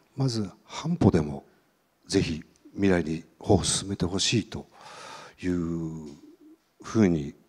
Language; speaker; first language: Japanese; native; Japanese